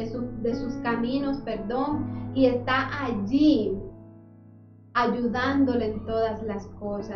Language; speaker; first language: Spanish; native; Spanish